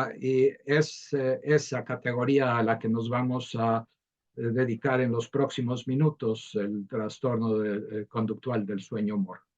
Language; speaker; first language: Spanish; native; Spanish